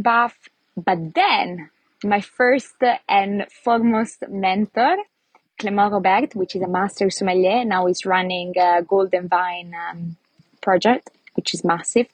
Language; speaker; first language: English; non-native, fluent; Italian